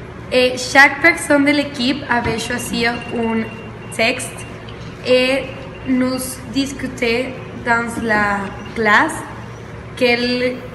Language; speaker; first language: French; non-native, learner; Spanish